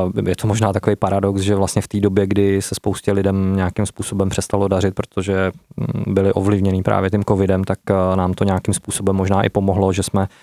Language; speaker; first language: Czech; native; Czech